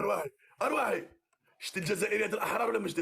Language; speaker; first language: Arabic; native; Arabic